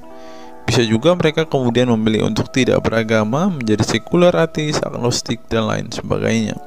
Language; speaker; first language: Indonesian; native; Indonesian